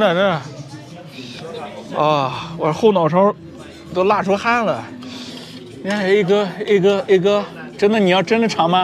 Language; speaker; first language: Chinese; native; Chinese